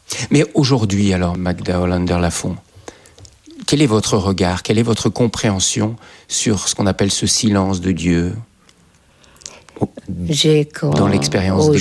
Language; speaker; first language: French; native; French